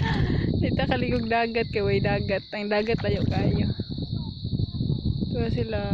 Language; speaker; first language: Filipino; non-native, local second language; Cebuano